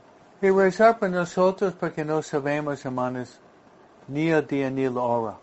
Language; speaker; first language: Spanish; non-native, fluent; English